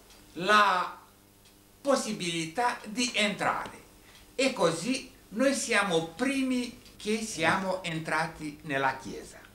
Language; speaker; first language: Italian; non-native, fluent; Romanian